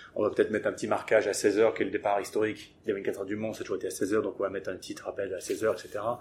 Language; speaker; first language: French; early bilingual, other home language; English